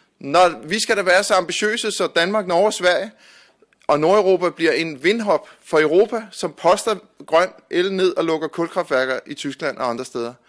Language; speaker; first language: Danish; native; Danish